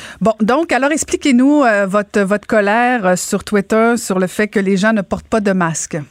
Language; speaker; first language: French; native; French